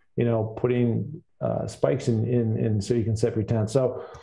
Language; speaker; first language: English; native; English